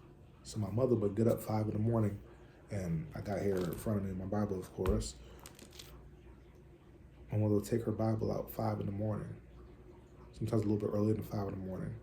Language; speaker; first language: English; native; English